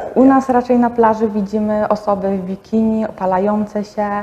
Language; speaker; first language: Polish; native; Polish